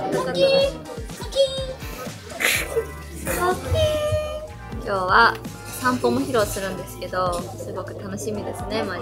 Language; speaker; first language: Japanese; native; Japanese